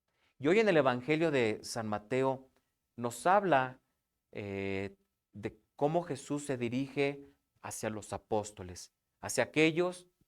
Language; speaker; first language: Spanish; native; Spanish